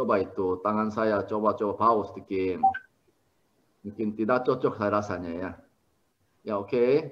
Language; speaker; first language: Indonesian; non-native, learner; Korean